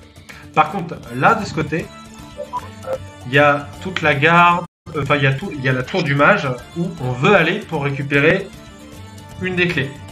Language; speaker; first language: French; native; French